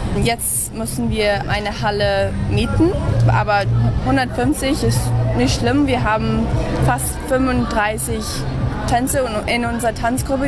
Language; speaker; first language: German; early bilingual, heritage; English